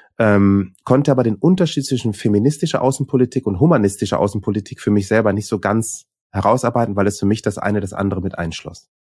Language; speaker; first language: German; early bilingual, other home language; Swahili